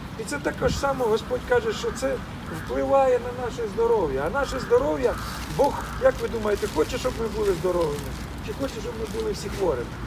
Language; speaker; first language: Ukrainian; non-native, local second language; Russian